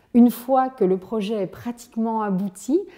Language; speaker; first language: French; native; French